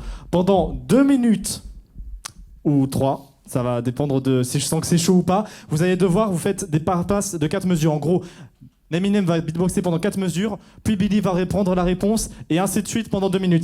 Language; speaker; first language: French; native; French